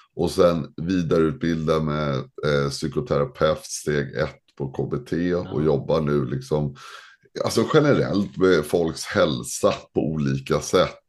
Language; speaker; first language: Swedish; native; Swedish